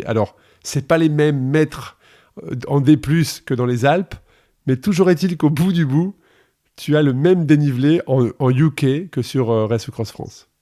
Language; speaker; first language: French; native; French